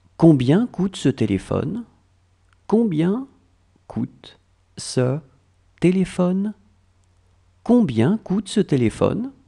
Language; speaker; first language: French; native; French